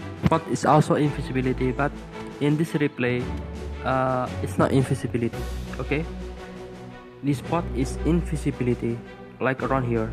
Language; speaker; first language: English; non-native, learner; Indonesian